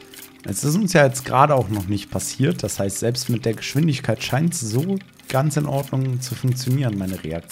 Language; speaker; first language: German; native; German